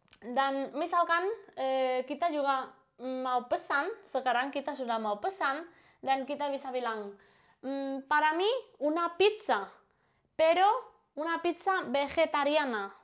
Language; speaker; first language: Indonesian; non-native, fluent; Spanish